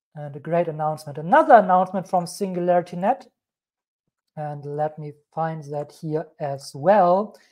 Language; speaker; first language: English; non-native, fluent; German